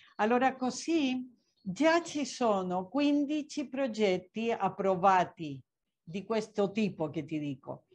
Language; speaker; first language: Italian; non-native, fluent; Spanish